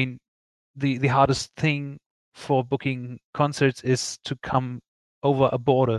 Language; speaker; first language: English; non-native, fluent; German